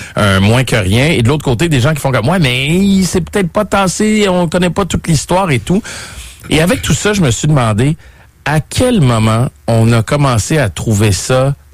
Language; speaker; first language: French; native; French